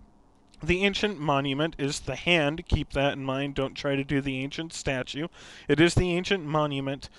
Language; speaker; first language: English; native; English